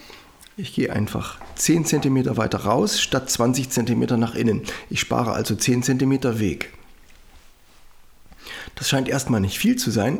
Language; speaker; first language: German; native; German